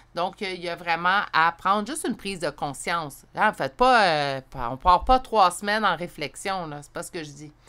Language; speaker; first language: French; native; French